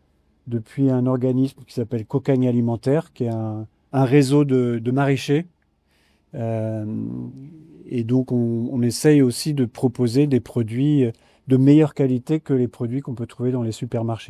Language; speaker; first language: French; native; French